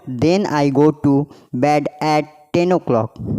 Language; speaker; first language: English; non-native, learner; Hindi